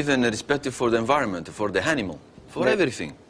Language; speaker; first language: English; non-native, learner; Italian